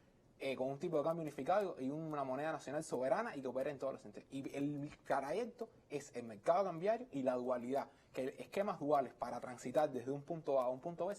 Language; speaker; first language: Spanish; native; Spanish